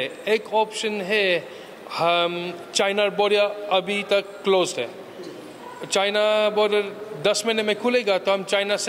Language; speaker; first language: Hindi; early bilingual, heritage; Hindi